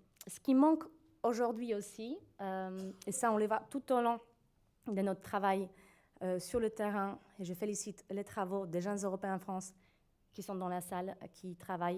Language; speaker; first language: French; non-native, fluent; Polish